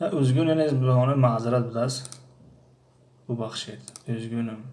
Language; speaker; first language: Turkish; non-native, fluent; Tajik